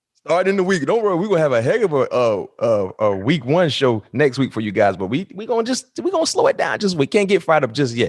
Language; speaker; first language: English; native; English